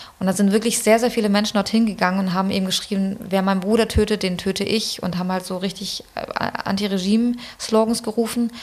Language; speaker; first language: German; early bilingual, other home language; Persian